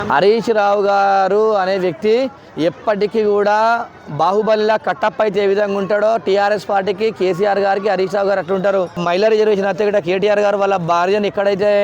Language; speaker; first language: Telugu; native; Telugu